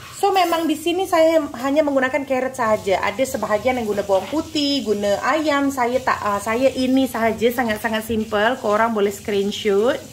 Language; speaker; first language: Malay; native; Malay